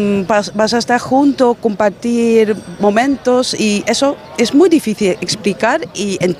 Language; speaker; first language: Spanish; non-native, fluent; Dutch